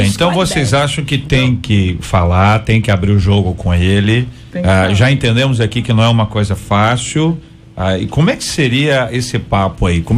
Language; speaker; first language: Portuguese; native; Portuguese